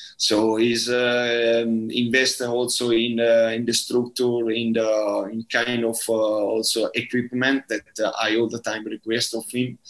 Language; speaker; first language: English; non-native, learner; Italian